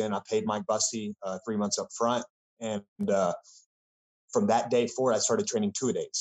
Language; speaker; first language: English; native; English